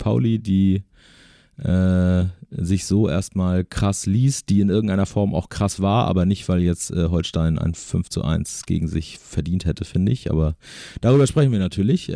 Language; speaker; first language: German; native; German